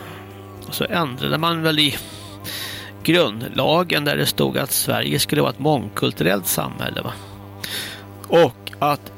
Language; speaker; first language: Swedish; native; Swedish